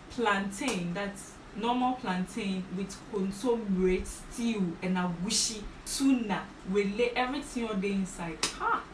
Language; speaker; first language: English; non-native, local second language; Akan